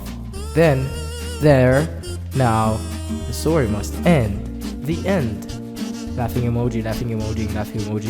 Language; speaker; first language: English; native; English